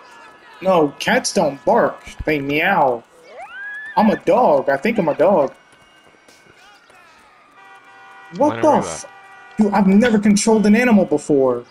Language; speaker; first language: English; native; English